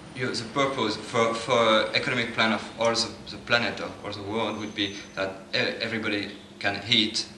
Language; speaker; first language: English; non-native, fluent; French